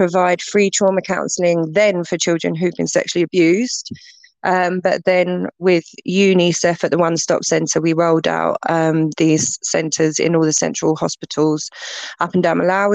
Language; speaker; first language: English; native; English